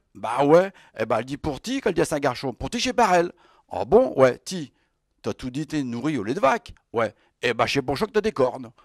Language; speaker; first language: French; native; French